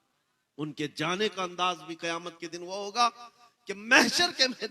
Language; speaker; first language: Hindi; native; Hindi